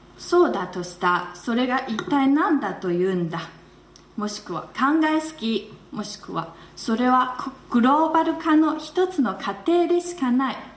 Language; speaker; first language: Japanese; non-native, fluent; Chinese